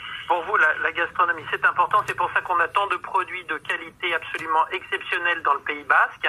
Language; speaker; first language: French; native; French